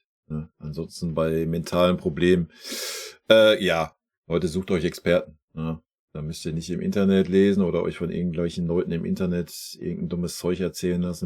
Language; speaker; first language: German; native; German